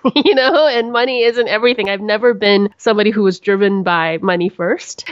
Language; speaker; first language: English; native; English